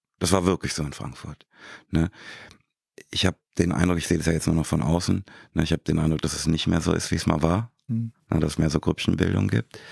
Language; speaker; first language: German; native; German